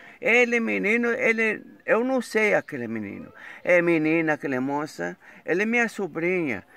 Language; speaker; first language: Portuguese; non-native, local second language; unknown